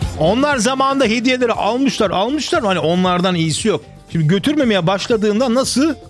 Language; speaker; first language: Turkish; early bilingual, heritage; Turkish